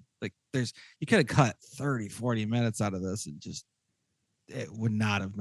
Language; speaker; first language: English; native; English